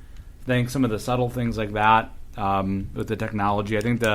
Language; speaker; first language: English; native; English